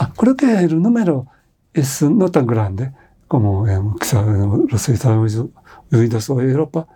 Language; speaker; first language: Spanish; non-native, fluent; Japanese